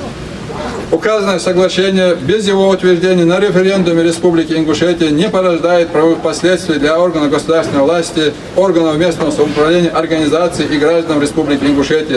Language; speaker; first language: Russian; non-native, local second language; Ingush